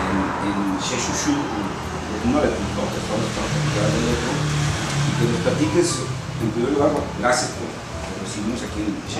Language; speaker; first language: Spanish; native; Spanish